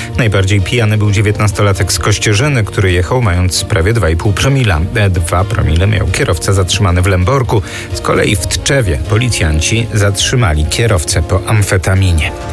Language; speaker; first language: Polish; native; Polish